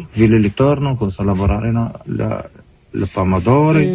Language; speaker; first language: Italian; non-native, learner; Arabic